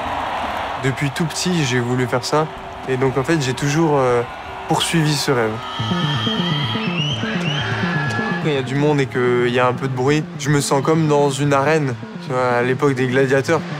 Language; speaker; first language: French; native; French